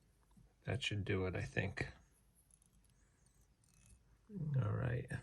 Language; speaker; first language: English; native; English